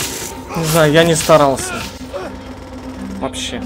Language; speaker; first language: Russian; native; Russian